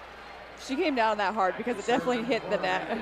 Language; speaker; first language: English; native; English